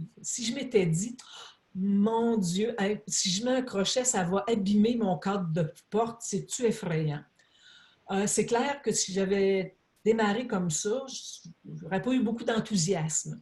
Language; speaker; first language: French; native; French